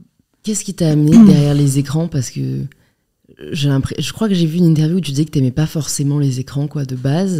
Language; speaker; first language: French; native; French